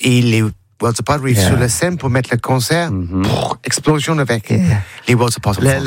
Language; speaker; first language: French; non-native, learner; English